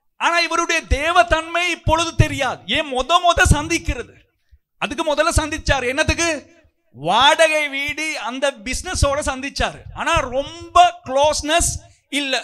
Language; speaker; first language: Tamil; non-native, local second language; Sinhala